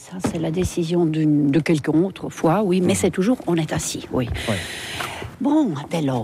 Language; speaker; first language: French; non-native, fluent; Estonian